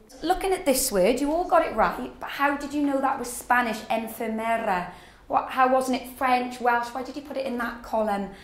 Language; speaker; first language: English; native; English